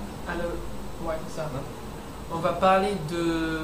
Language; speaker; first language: French; non-native, learner; English